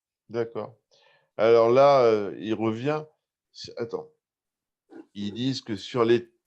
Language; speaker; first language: French; native; French